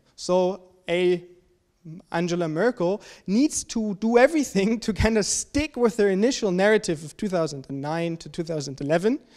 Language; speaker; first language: English; non-native, fluent; German